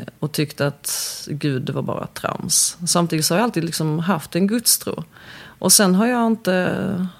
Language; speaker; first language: Swedish; early bilingual, other home language; Polish